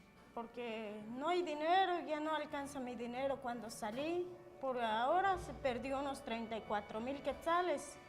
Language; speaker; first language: Spanish; non-native, local second language; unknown